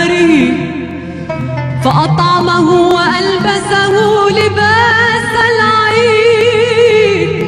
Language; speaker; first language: Arabic; non-native, fluent; Indonesian